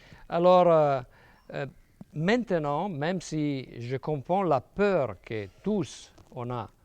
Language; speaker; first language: French; non-native, fluent; Italian